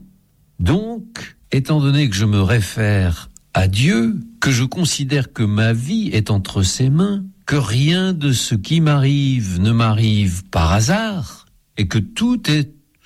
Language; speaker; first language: French; native; French